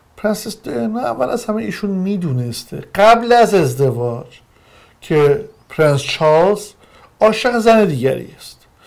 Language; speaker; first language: Persian; native; Persian